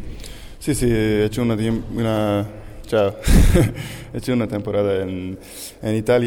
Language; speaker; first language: Spanish; non-native, learner; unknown